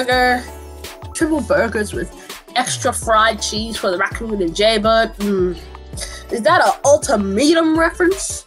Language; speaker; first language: English; native; English